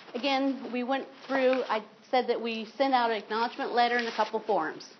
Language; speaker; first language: English; native; English